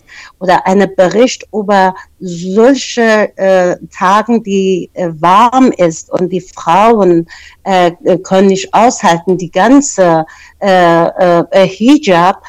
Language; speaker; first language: German; non-native, fluent; Persian